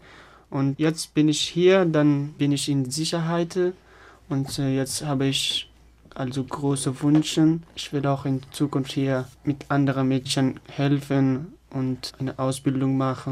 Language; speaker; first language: German; non-native, fluent; Pashto